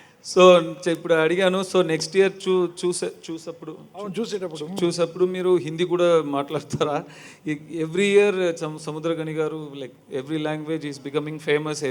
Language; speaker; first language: Telugu; non-native, learner; Tamil